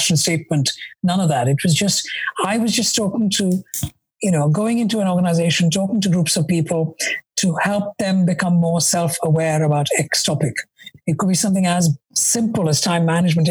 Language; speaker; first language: English; non-native, local second language; Malayalam